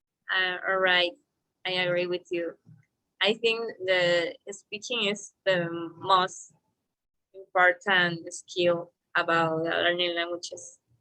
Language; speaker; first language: English; non-native, learner; Spanish